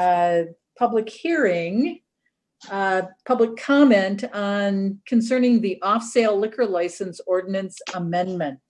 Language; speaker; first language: English; native; English